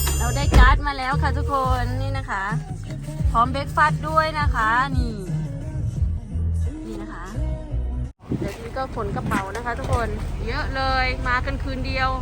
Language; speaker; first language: Thai; native; Thai